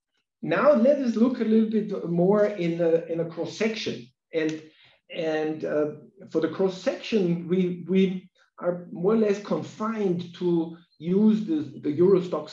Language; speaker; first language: English; non-native, fluent; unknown